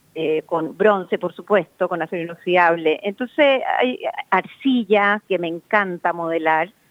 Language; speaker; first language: Spanish; native; Spanish